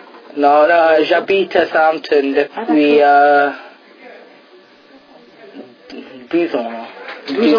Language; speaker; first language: French; non-native, learner; English